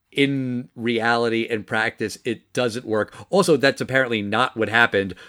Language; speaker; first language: English; native; English